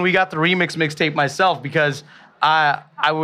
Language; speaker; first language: English; early bilingual, other home language; Bangla